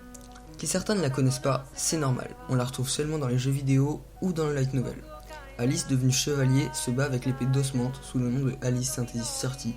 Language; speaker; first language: French; native; French